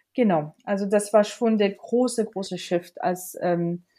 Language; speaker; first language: German; non-native, fluent; French